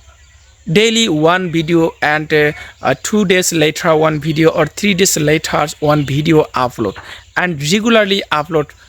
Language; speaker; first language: English; non-native, learner; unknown